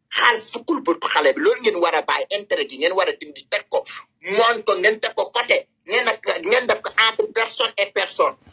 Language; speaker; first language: Wolof; native; Wolof